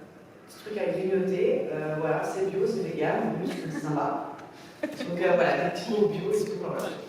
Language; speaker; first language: French; native; French